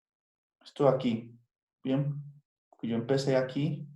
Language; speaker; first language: Spanish; native; Spanish